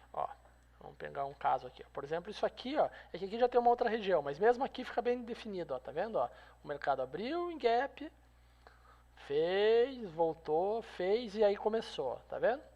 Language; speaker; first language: Portuguese; native; Portuguese